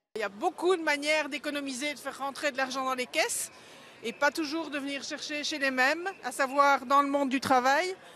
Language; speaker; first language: French; native; French